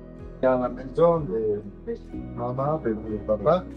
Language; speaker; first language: French; non-native, learner; Italian